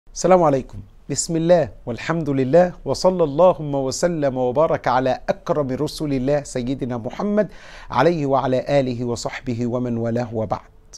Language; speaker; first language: Arabic; native; Arabic